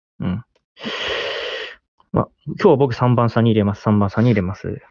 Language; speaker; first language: Japanese; native; Japanese